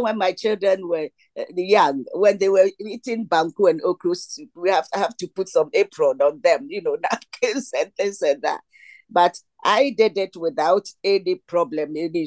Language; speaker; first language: English; non-native, local second language; Ga